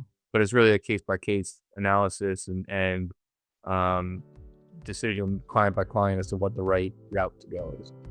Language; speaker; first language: English; native; English